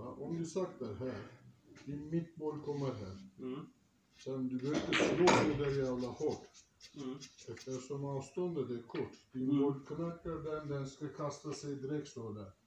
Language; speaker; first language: Swedish; non-native, fluent; Turkish